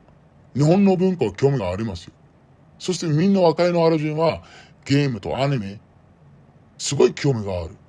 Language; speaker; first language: Japanese; non-native, learner; Arabic